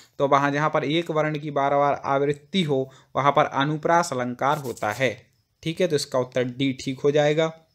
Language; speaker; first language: Hindi; native; Hindi